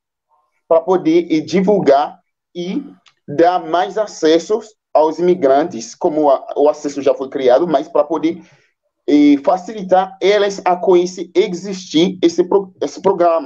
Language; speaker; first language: Portuguese; non-native, fluent; Haitian Creole